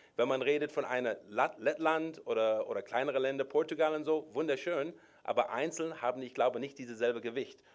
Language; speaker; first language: German; non-native, fluent; English